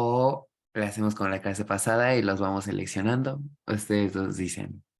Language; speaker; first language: Spanish; native; Spanish